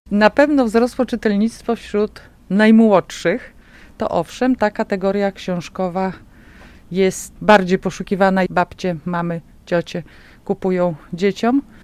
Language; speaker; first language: Polish; native; Polish